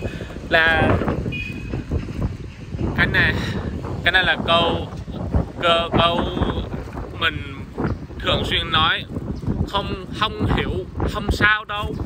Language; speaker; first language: Vietnamese; non-native, learner; English